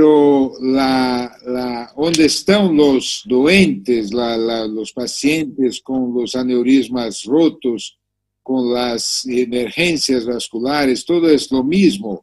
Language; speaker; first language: Spanish; non-native, learner; Portuguese